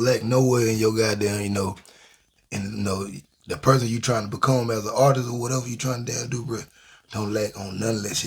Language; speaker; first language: English; native; English